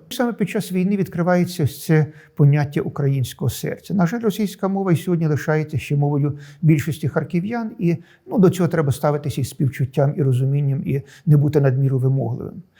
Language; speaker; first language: Ukrainian; native; Ukrainian